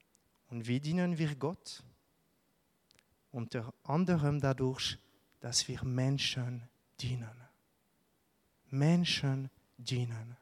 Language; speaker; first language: German; non-native, local second language; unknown